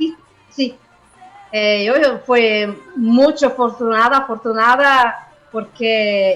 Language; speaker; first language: Spanish; non-native, learner; English